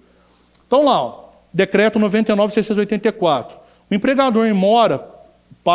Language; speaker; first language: Portuguese; native; Portuguese